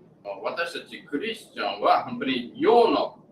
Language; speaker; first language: Japanese; non-native, learner; English